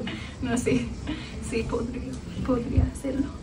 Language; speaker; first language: Spanish; non-native, learner; English